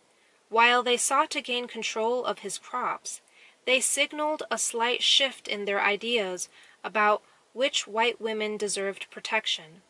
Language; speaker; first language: English; native; English